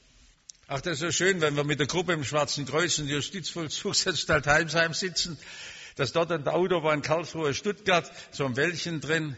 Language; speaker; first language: German; native; German